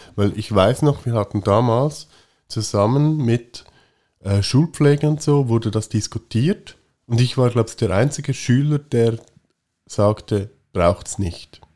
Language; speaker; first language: German; native; German